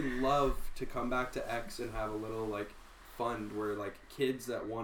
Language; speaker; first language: English; native; English